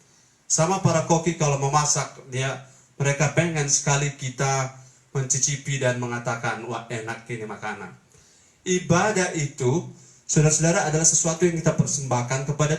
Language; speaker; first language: Indonesian; native; Indonesian